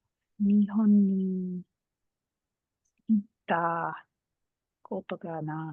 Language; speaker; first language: Japanese; non-native, learner; English